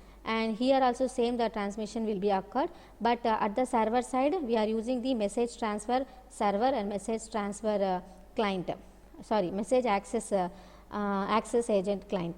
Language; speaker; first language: English; non-native, local second language; Telugu